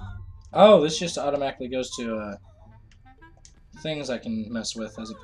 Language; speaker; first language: English; native; English